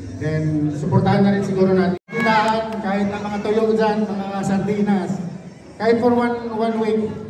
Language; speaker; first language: Filipino; non-native, local second language; Cebuano